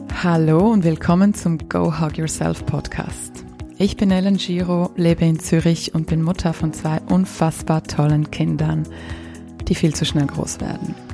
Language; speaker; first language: German; native; German